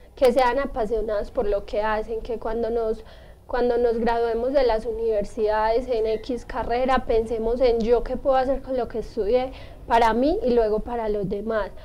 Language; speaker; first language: Spanish; native; Spanish